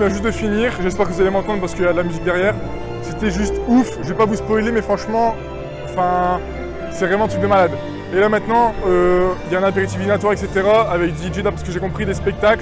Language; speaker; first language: French; native; French